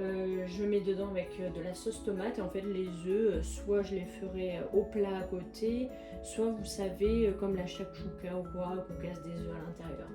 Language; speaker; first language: French; native; French